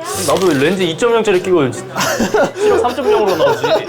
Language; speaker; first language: Korean; native; Korean